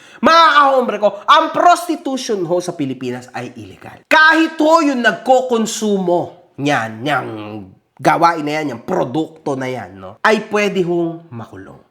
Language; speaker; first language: Filipino; native; Filipino